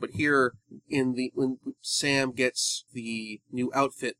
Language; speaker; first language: English; native; English